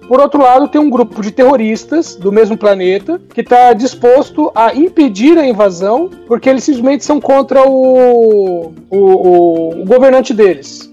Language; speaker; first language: Portuguese; native; Portuguese